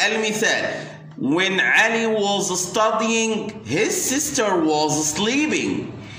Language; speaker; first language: English; non-native, fluent; Arabic